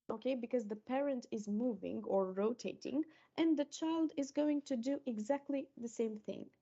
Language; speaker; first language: English; non-native, fluent; Romanian